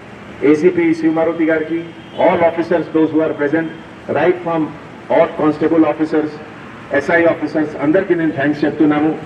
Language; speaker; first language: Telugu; non-native, local second language; Hindi